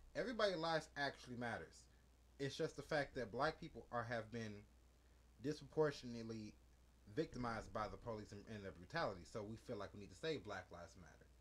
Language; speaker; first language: English; native; English